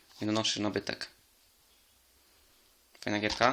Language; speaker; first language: Polish; native; Polish